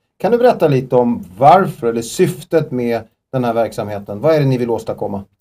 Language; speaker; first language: Swedish; native; Swedish